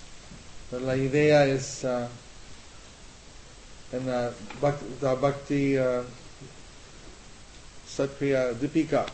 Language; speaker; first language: Spanish; non-native, learner; English